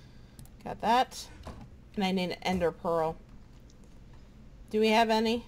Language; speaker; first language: English; native; English